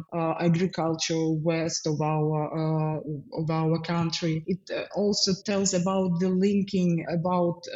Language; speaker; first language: English; non-native, fluent; Ukrainian